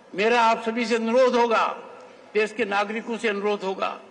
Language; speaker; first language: Hindi; native; Hindi